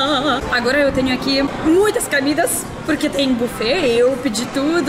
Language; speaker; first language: Portuguese; non-native, learner; Russian